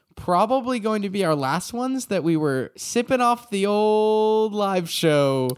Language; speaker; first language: English; native; English